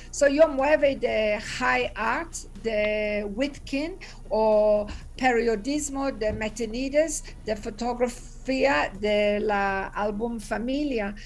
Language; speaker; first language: Spanish; non-native, learner; English